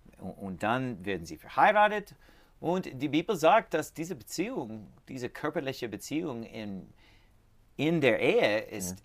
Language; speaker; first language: German; non-native, learner; English